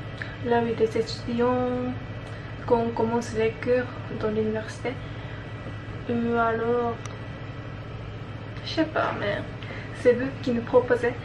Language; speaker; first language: French; non-native, learner; Japanese